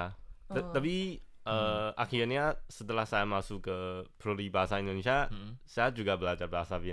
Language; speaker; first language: Indonesian; non-native, fluent; Chinese